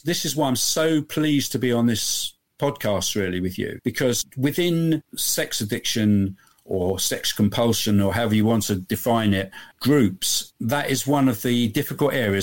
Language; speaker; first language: English; native; English